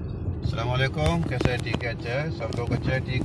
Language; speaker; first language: Hindi; non-native, learner; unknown